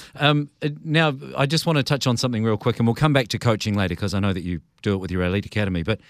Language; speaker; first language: English; native; English